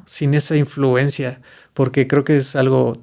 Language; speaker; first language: Spanish; native; Spanish